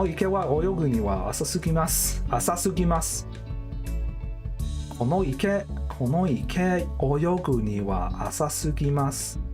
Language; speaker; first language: Japanese; non-native, learner; English